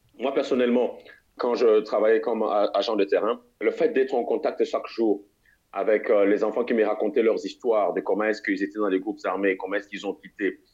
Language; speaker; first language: French; non-native, local second language; Lingala